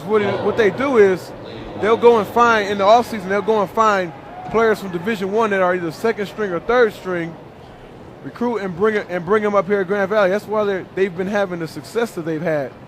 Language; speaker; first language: English; native; English